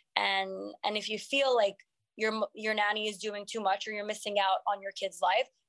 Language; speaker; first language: English; non-native, fluent; French